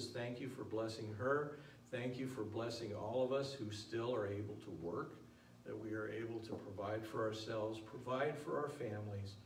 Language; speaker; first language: English; native; English